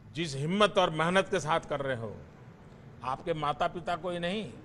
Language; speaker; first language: Hindi; non-native, local second language; Gujarati